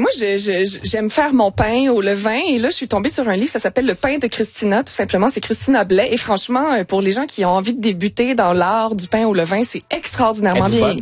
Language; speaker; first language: French; native; French